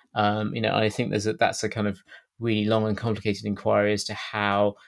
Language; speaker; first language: English; native; English